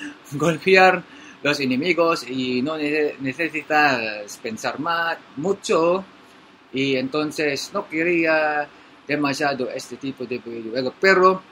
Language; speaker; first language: Spanish; non-native, learner; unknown